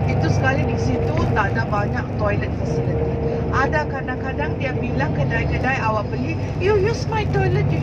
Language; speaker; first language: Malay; non-native, learner; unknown